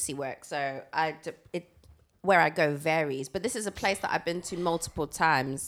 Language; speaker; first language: English; native; English